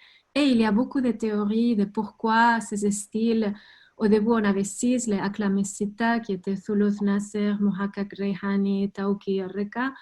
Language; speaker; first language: French; non-native, fluent; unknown